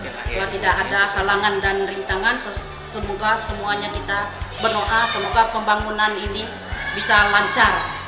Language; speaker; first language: Indonesian; native; Indonesian